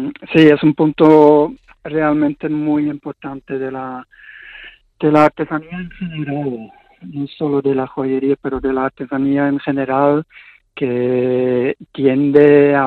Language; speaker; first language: Spanish; non-native, fluent; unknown